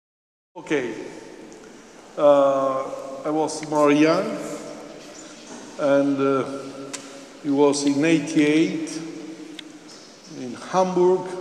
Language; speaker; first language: English; non-native, fluent; Italian